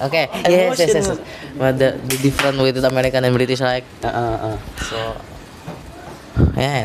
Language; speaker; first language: English; non-native, learner; Indonesian